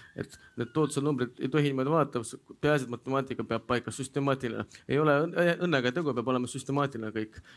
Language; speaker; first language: Estonian; non-native, local second language; Russian